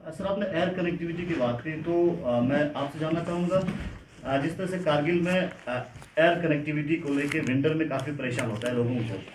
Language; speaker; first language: Hindi; non-native, local second language; Telugu